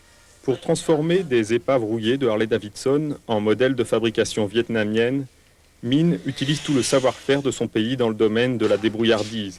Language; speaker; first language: French; native; French